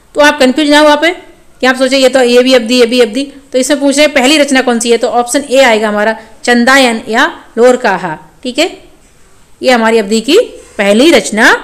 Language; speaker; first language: Hindi; native; Hindi